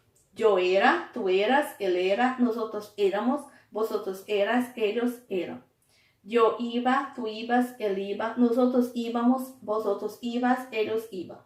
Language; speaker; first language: Spanish; non-native, fluent; Portuguese